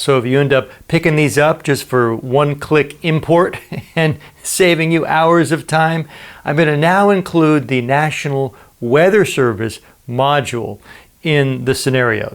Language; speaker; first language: English; native; English